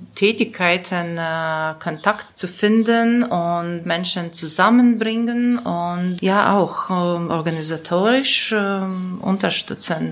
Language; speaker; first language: German; non-native, learner; Latvian